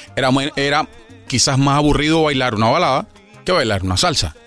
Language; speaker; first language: Spanish; native; Spanish